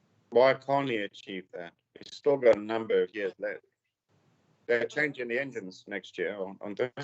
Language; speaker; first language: English; native; English